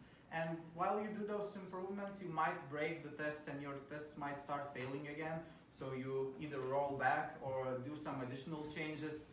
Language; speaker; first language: English; non-native, fluent; Lithuanian